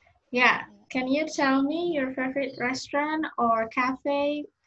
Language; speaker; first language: English; non-native, fluent; Indonesian